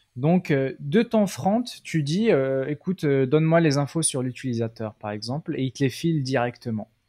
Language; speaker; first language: French; non-native, local second language; Arabic